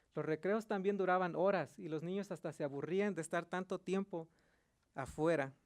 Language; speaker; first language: Spanish; early bilingual, heritage; Spanish